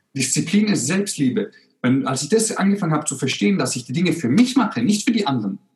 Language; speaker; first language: German; early bilingual, other home language; Croatian